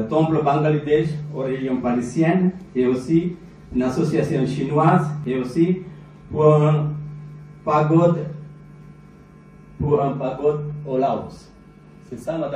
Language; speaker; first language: French; non-native, learner; Sinhala